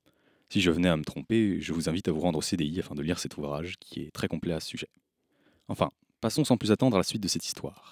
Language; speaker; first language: French; native; French